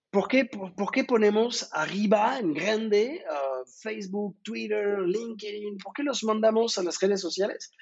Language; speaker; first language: Spanish; non-native, fluent; French